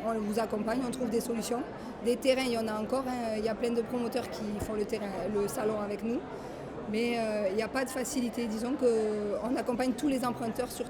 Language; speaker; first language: French; native; French